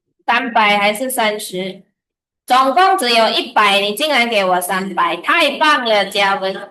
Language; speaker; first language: Chinese; early bilingual, heritage; Chinese